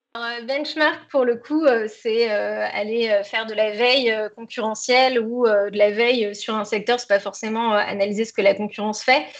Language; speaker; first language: French; native; French